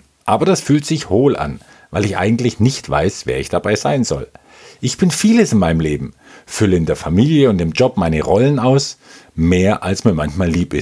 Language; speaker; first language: German; native; German